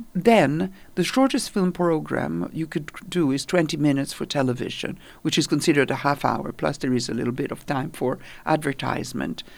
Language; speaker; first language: English; non-native, fluent; Italian